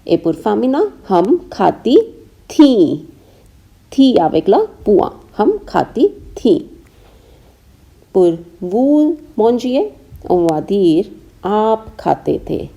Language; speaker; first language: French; non-native, fluent; Hindi